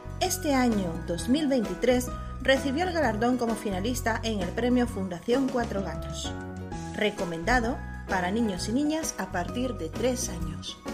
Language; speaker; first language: Spanish; native; Spanish